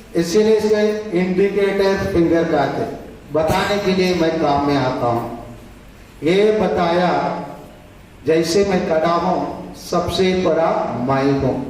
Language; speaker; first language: Hindi; non-native, local second language; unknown